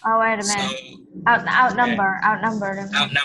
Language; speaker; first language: English; non-native, fluent; Vietnamese